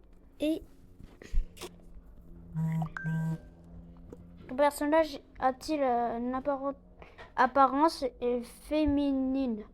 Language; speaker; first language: French; non-native, local second language; Arabic